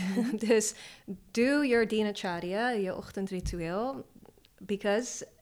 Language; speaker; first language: Dutch; non-native, fluent; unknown